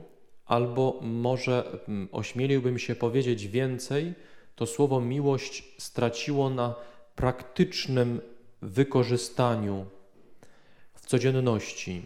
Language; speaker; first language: Polish; native; Polish